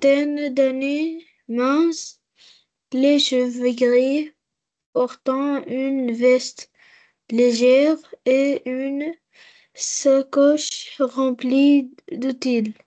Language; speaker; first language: French; non-native, learner; Arabic